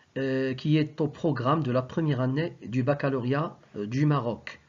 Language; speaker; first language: French; non-native, local second language; Arabic